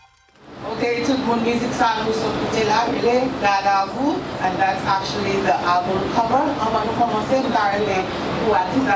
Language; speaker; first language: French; non-native, local second language; Haitian Creole